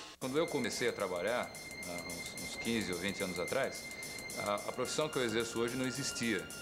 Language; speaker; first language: Portuguese; native; Portuguese